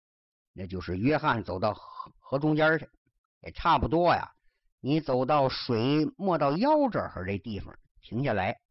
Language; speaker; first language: Chinese; native; Chinese